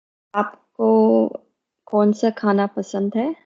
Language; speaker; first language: Hindi; non-native, learner; English